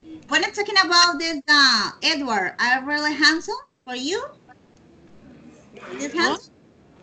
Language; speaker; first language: English; non-native, learner; Spanish